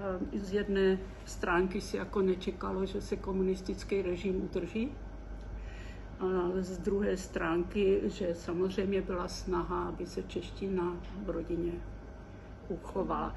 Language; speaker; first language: Czech; early bilingual, heritage; Czech